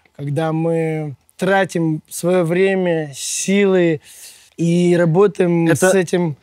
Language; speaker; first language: Russian; native; Russian